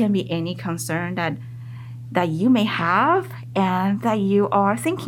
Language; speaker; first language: English; non-native, fluent; Chinese